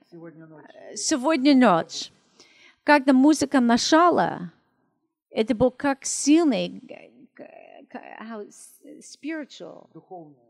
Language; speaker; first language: Russian; non-native, learner; English